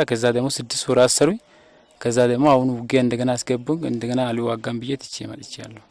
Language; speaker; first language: Amharic; non-native, local second language; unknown